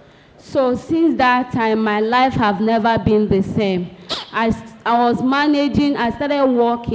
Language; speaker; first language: English; non-native, local second language; Igbo